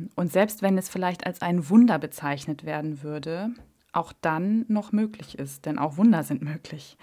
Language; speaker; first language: German; native; German